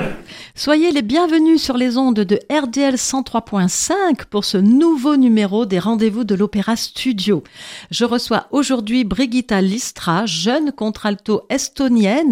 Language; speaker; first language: French; native; French